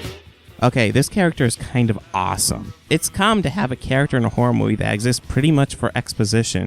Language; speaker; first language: English; native; English